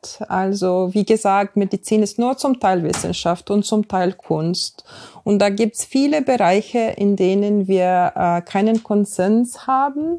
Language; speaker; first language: German; non-native, fluent; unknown